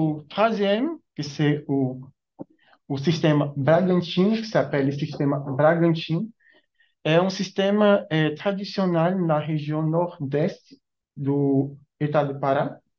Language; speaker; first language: French; non-native, learner; Portuguese